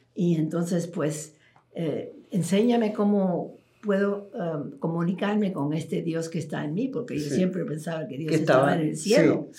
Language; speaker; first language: Spanish; early bilingual, heritage; Spanish